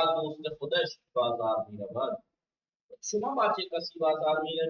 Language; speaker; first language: Persian; non-native, fluent; Urdu